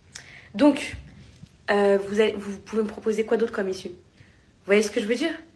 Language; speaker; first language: French; native; French